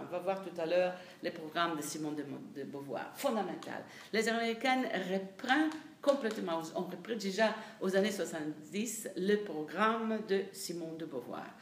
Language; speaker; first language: French; non-native, fluent; Italian